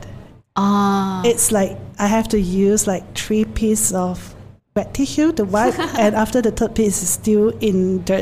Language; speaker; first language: English; non-native, local second language; Min Nan Chinese